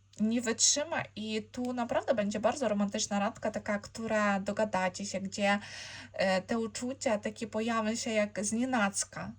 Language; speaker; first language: Polish; non-native, learner; Ukrainian